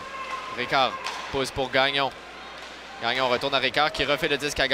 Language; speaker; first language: French; native; French